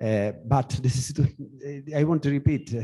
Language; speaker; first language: English; non-native, learner; Italian